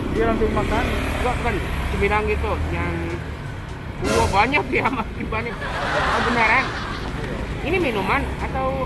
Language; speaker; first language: Indonesian; non-native, learner; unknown